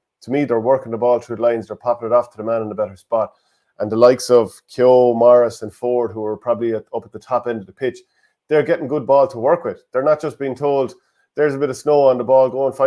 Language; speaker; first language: English; native; English